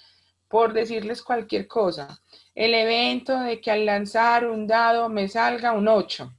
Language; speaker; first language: Spanish; native; Spanish